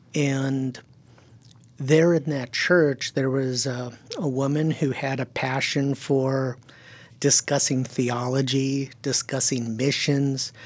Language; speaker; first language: English; early bilingual, other home language; German